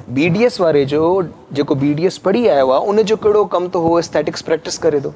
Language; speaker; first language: Sindhi; native; Sindhi